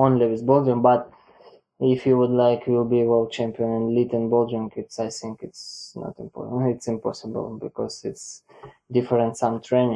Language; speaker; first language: English; non-native, learner; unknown